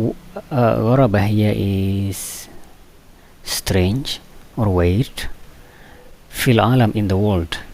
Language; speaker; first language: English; non-native, fluent; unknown